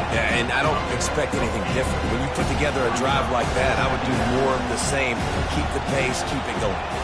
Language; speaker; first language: English; native; English